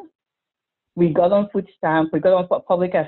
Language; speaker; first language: English; non-native, local second language; Igbo